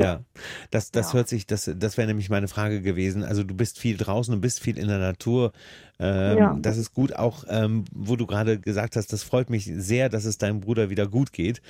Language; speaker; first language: German; native; German